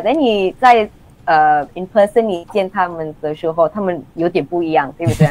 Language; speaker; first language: Chinese; non-native, local second language; English